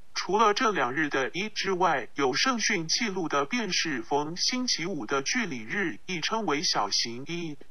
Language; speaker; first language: Chinese; non-native, local second language; Cantonese